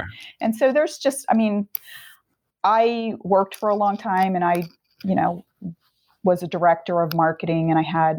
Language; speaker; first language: English; native; English